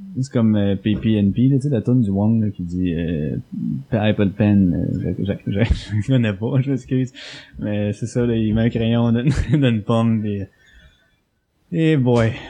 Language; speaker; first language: French; native; French